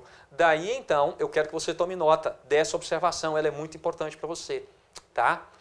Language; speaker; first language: Portuguese; native; Portuguese